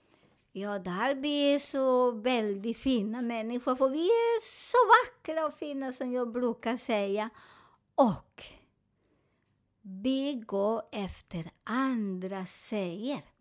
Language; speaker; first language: Swedish; non-native, learner; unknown